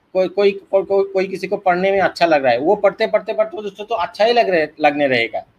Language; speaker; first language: Hindi; non-native, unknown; Bangla